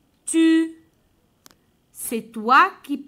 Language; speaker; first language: French; non-native, fluent; Arabic